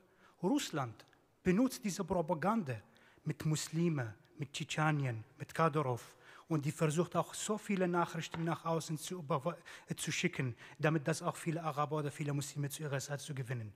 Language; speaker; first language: German; non-native, fluent; Arabic